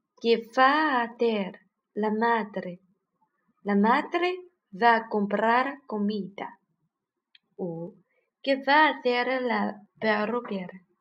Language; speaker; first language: Spanish; non-native, learner; Chinese